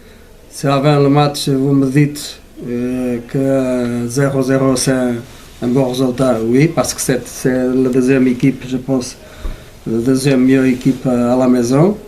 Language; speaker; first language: French; non-native, learner; Portuguese